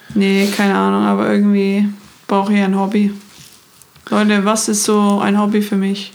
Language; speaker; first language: German; non-native, fluent; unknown